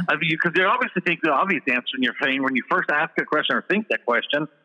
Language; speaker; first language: English; native; English